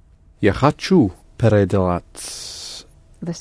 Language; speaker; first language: Russian; non-native, learner; English